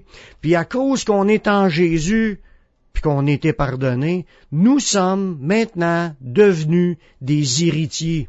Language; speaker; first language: French; native; French